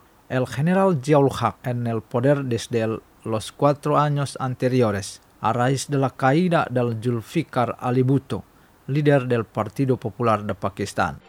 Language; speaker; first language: Spanish; non-native, fluent; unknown